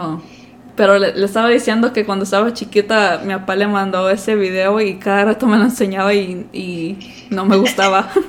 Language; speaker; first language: Spanish; early bilingual, heritage; Spanish